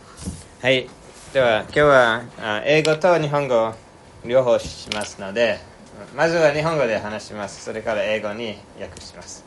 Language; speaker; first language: Japanese; non-native, fluent; English